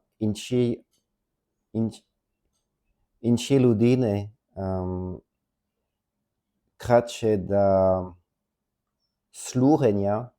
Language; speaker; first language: Polish; non-native, learner; French